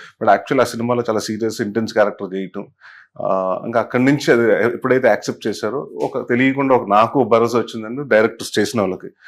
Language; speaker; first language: Telugu; native; Telugu